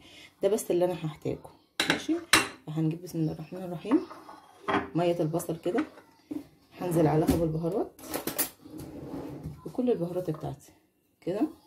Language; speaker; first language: Arabic; native; Arabic